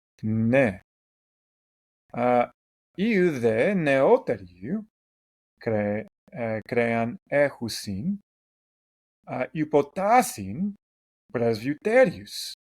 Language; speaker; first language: Greek; non-native, fluent; English